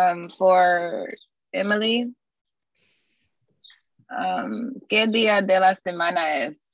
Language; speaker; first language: Spanish; non-native, learner; English